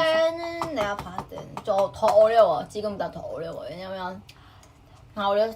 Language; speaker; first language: Korean; non-native, fluent; Chinese